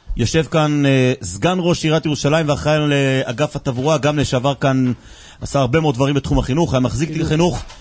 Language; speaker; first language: Hebrew; native; Hebrew